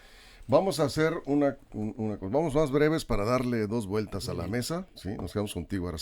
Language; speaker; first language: Spanish; native; Spanish